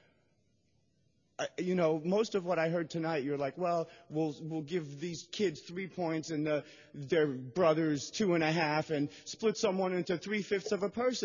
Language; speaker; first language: English; non-native, fluent; Russian